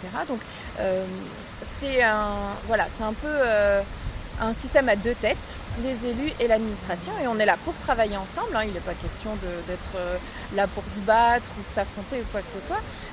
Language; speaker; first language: French; native; French